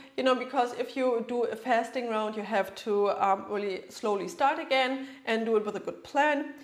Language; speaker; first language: English; non-native, fluent; German